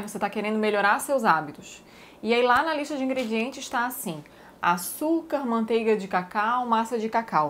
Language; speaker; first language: Portuguese; native; Portuguese